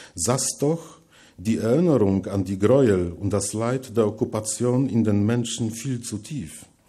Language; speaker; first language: German; non-native, fluent; Polish